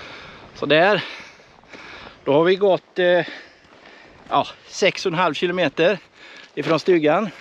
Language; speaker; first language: Swedish; native; Swedish